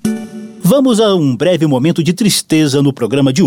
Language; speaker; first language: Portuguese; native; Portuguese